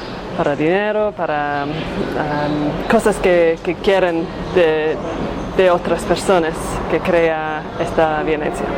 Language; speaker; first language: Spanish; non-native, fluent; Italian